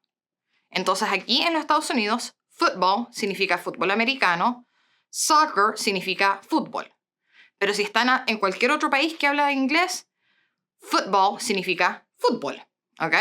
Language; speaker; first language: Spanish; non-native, fluent; English